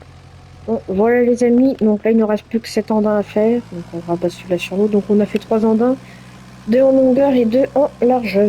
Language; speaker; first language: French; native; French